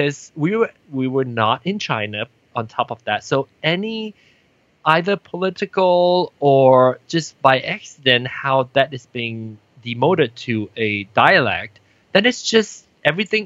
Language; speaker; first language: English; non-native, local second language; Min Nan Chinese